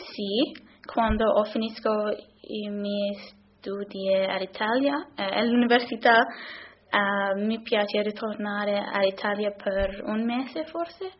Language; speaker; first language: Italian; non-native, learner; English